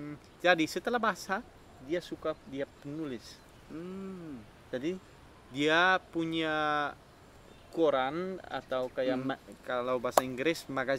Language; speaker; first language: Indonesian; non-native, fluent; Dutch